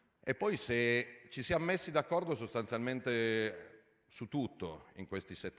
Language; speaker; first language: Italian; native; Italian